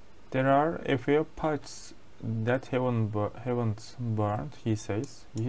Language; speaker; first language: English; non-native, fluent; Turkish